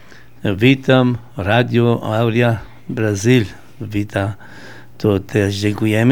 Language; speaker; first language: Polish; early bilingual, heritage; Polish